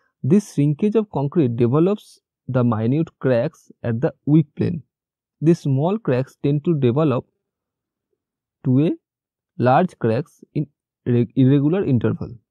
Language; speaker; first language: English; non-native, local second language; Bangla